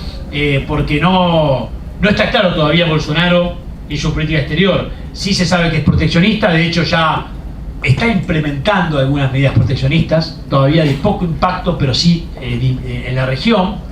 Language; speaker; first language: Spanish; native; Spanish